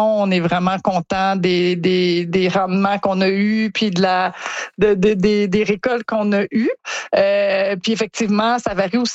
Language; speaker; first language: French; native; French